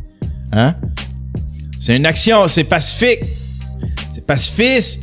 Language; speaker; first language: French; native; French